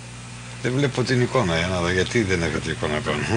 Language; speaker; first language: Greek; native; Greek